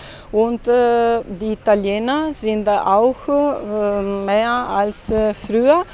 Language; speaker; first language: German; non-native, learner; Italian